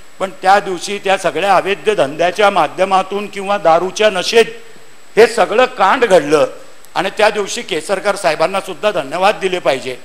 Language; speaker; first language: Marathi; native; Marathi